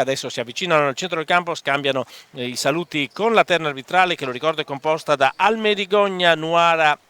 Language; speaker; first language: Italian; native; Italian